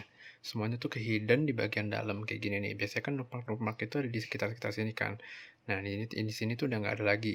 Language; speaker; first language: Indonesian; native; Indonesian